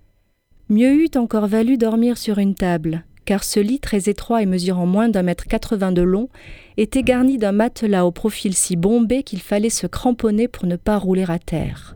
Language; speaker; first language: French; native; French